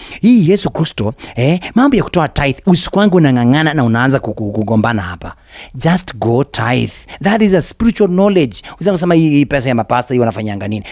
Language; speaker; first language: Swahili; non-native, local second language; Luyia